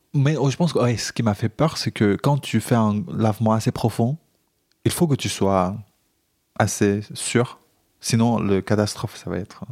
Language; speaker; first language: French; non-native, fluent; Chinese